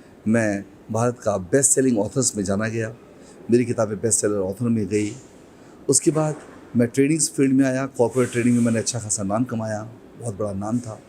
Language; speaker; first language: Hindi; native; Hindi